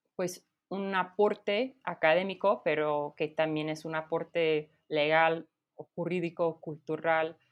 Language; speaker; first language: Spanish; non-native, fluent; English